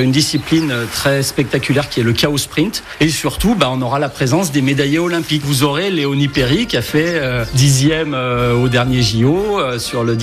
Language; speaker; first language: French; native; French